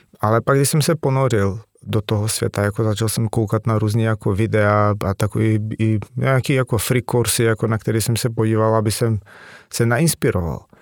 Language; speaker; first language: Czech; non-native, fluent; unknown